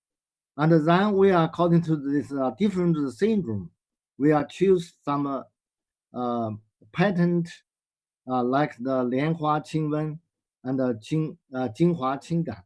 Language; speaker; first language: English; non-native, learner; Chinese